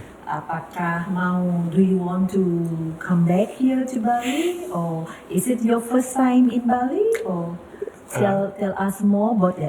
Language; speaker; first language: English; non-native, learner; Indonesian